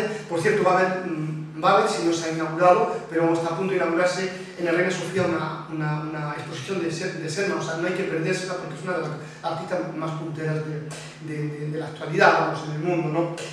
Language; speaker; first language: Spanish; native; Spanish